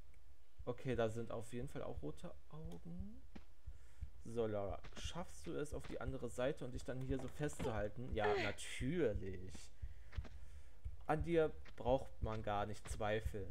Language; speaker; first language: German; native; German